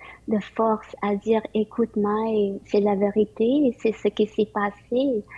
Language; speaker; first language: French; early bilingual, other home language; Vietnamese